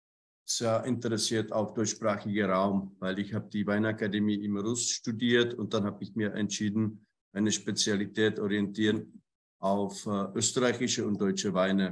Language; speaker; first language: German; non-native, fluent; Czech